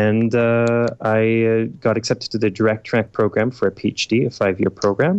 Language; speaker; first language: English; native; English